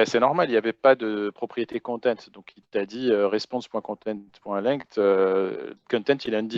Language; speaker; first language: French; native; French